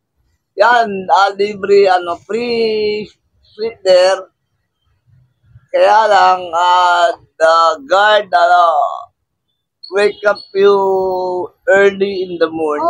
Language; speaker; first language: English; non-native, local second language; Filipino